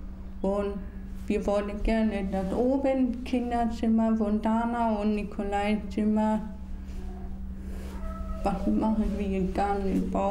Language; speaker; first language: German; non-native, learner; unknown